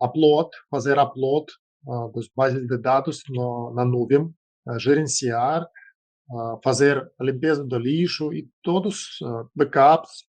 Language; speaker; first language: Portuguese; non-native, fluent; Russian